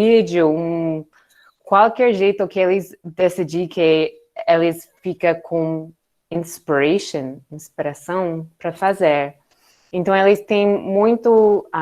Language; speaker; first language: Portuguese; non-native, learner; English